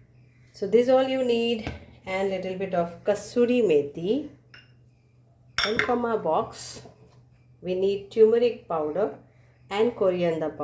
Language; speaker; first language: English; non-native, local second language; Konkani